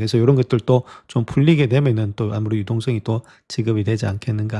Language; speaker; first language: Korean; native; Korean